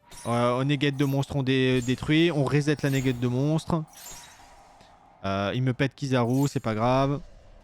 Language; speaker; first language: French; native; French